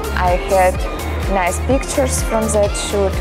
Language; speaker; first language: English; non-native, learner; Ukrainian